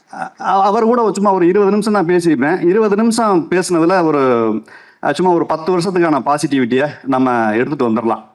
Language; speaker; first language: Tamil; native; Tamil